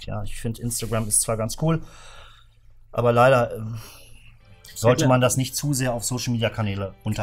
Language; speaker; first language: German; native; German